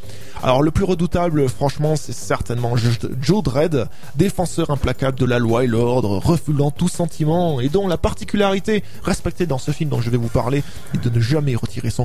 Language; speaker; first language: French; native; French